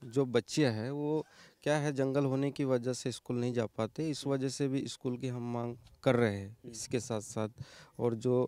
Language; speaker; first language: Hindi; native; Hindi